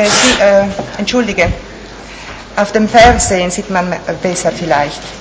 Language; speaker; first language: German; non-native, fluent; Italian